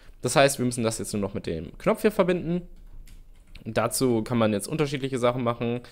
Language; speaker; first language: German; native; German